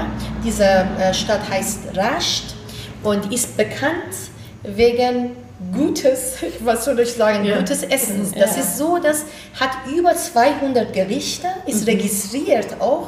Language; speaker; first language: German; non-native, fluent; Persian